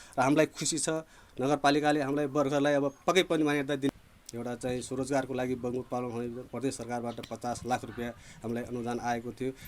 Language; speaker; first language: Nepali; non-native, local second language; Dangaura Tharu